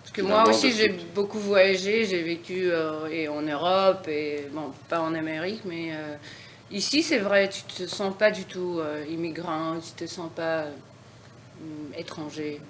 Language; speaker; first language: French; non-native, fluent; Russian